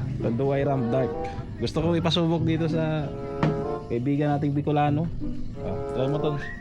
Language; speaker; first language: Filipino; non-native, local second language; Cebuano